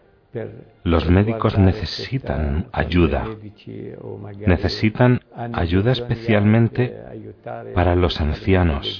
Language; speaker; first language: Spanish; non-native, fluent; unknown